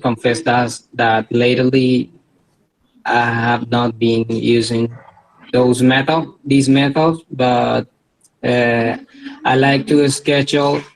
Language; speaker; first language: English; non-native, learner; Spanish